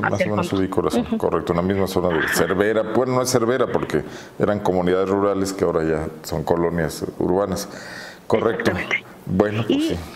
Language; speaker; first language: Spanish; native; Spanish